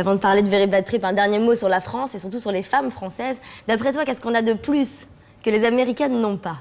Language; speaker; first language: French; native; French